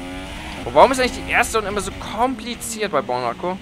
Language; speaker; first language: German; native; German